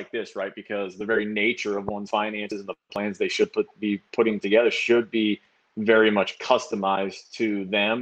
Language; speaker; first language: English; native; English